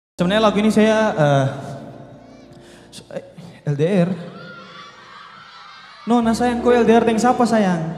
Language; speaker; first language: Malay; native; Malay